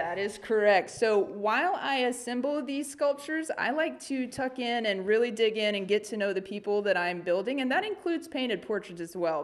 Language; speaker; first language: English; native; English